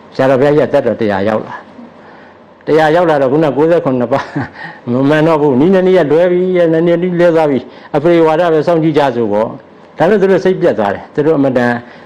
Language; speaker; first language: Burmese; native; Burmese